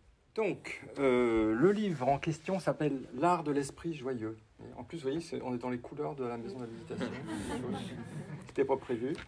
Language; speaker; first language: French; native; French